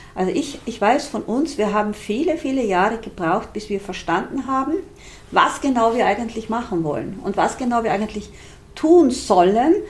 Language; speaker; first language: German; native; German